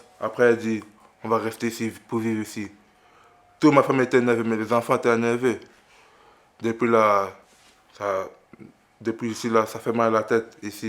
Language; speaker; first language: French; non-native, learner; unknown